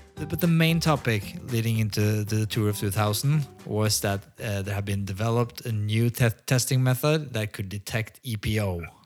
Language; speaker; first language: English; non-native, fluent; Norwegian